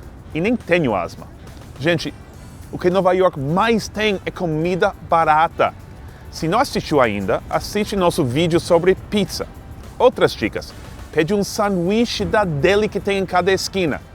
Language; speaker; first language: Portuguese; non-native, fluent; English